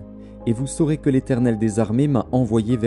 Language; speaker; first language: French; native; French